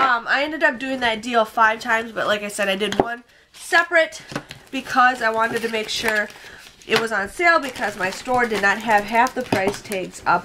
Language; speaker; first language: English; native; English